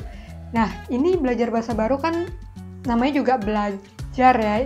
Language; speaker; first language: Indonesian; native; Indonesian